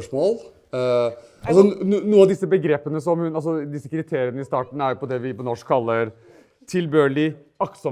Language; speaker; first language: Norwegian; native; Norwegian